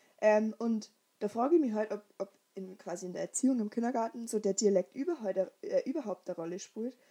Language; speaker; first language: German; native; German